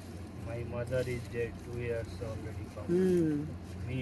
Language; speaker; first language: English; non-native, learner; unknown